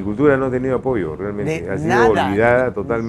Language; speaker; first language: Spanish; native; Spanish